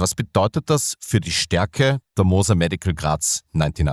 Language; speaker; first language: German; native; German